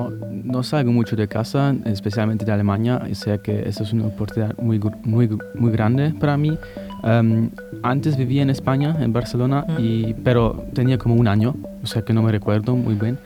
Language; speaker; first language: Spanish; non-native, fluent; German